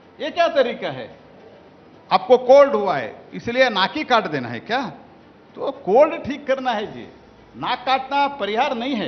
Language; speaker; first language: Hindi; non-native, local second language; Kannada